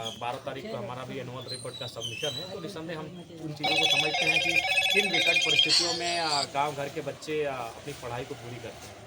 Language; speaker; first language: Hindi; native; Hindi